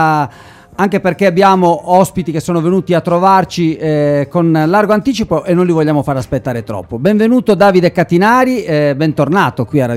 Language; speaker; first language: Italian; native; Italian